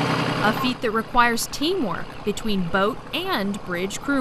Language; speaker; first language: English; native; English